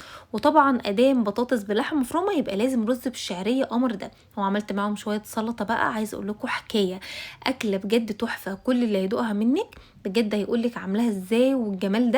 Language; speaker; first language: Arabic; native; Arabic